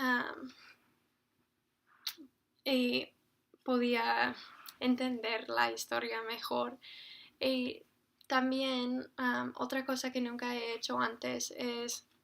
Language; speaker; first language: Spanish; non-native, fluent; English